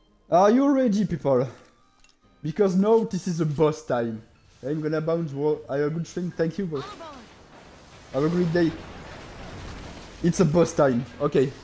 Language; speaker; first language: English; non-native, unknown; French